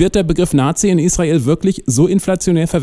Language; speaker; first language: German; native; German